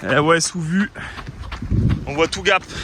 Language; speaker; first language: French; native; French